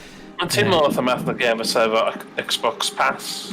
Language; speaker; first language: Welsh; native; Welsh